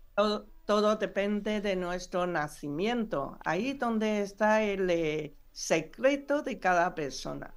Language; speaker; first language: Spanish; non-native, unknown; Chinese